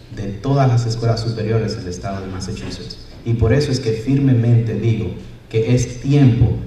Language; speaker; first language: Spanish; early bilingual, other home language; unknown